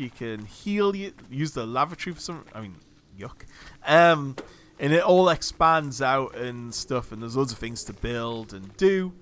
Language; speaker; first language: English; native; English